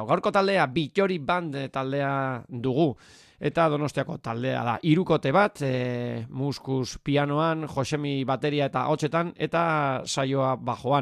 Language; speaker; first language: Basque; native; Basque